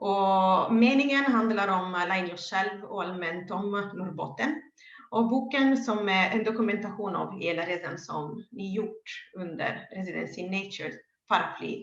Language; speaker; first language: Swedish; non-native, fluent; Italian